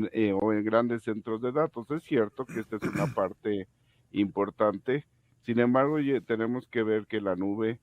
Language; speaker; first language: Spanish; native; Spanish